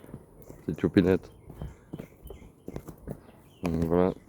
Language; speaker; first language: French; native; French